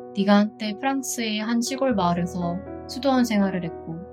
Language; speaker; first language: Korean; early bilingual, heritage; Korean